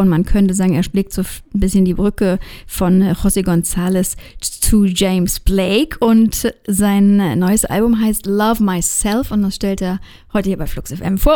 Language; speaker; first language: German; native; German